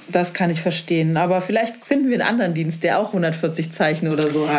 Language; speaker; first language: German; native; German